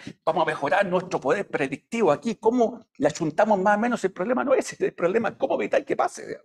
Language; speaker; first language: Spanish; native; Spanish